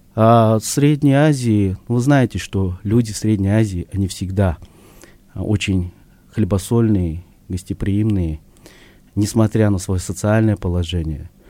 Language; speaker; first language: Russian; native; Russian